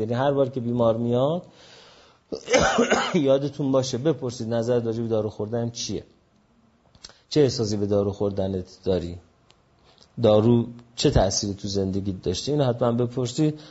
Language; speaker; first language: Persian; native; Persian